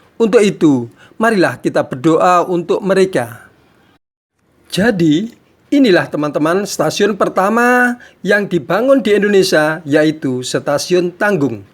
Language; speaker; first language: Indonesian; native; Indonesian